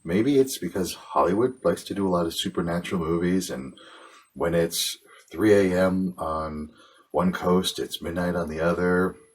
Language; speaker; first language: English; native; English